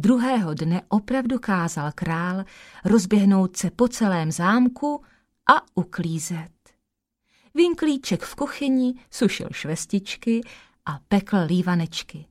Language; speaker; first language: Czech; native; Czech